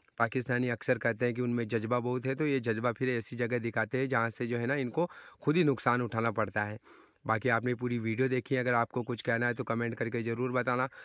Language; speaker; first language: Hindi; native; Hindi